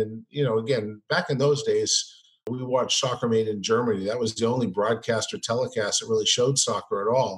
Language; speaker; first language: English; native; English